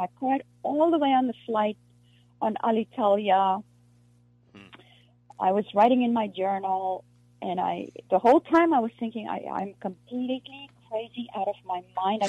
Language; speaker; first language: English; non-native, local second language; Afrikaans